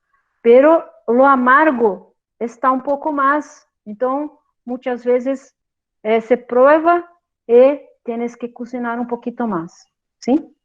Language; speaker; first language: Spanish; non-native, learner; Portuguese